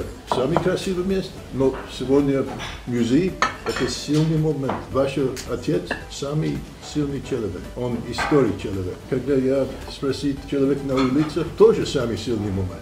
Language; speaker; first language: Russian; non-native, learner; English